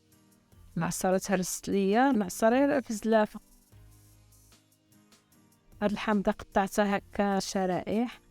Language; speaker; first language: Arabic; native; Arabic